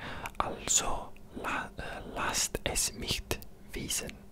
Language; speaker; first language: German; non-native, learner; English